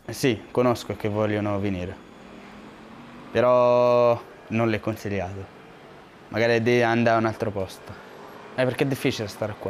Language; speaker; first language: Italian; early bilingual, other home language; Arabic